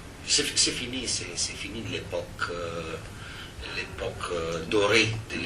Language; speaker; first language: French; non-native, fluent; Italian